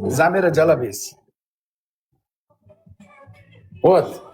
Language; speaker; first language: Russian; non-native, learner; Uzbek